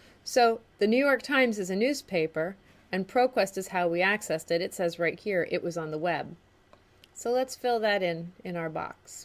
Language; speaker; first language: English; native; English